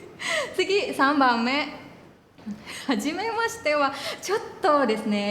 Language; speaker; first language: Japanese; non-native, fluent; Indonesian